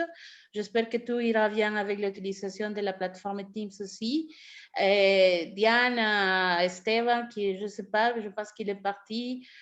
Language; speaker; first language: French; non-native, fluent; Spanish